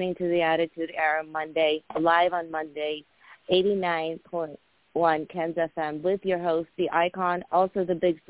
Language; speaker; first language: English; early bilingual, other home language; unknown